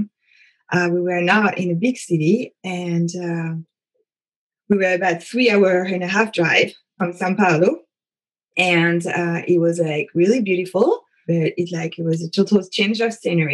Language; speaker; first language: English; non-native, fluent; French